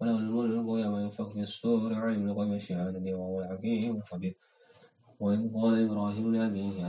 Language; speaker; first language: Arabic; non-native, learner; Indonesian